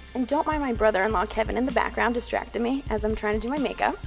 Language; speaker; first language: English; native; English